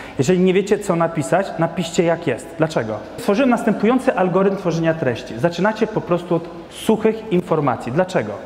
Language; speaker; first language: Polish; non-native, fluent; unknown